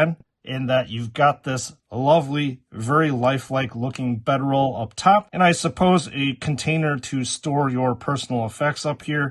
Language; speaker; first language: English; native; English